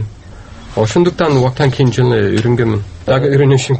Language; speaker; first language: Kyrgyz; non-native, learner; English